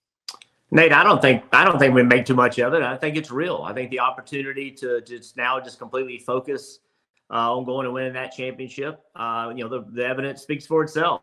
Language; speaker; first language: English; native; English